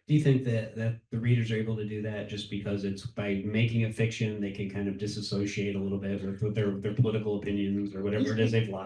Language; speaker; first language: English; native; English